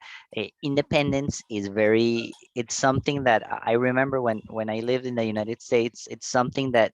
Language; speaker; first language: English; non-native, fluent; Spanish